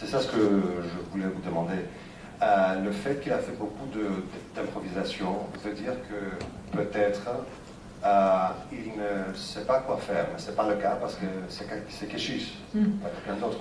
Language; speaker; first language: French; non-native, fluent; Greek